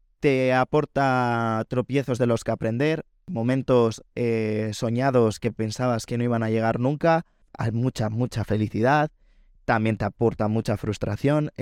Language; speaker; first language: Spanish; native; Spanish